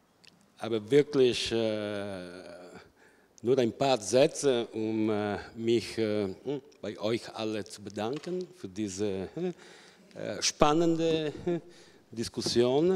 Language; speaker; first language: German; non-native, fluent; Italian